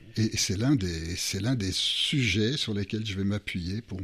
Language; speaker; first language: French; non-native, local second language; Luxembourgish